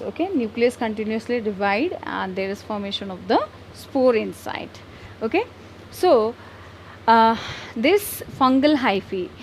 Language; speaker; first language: English; non-native, local second language; Hindi